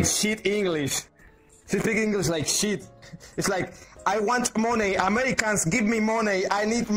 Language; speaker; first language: English; non-native, learner; Spanish